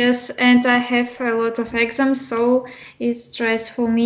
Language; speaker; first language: English; non-native, learner; Russian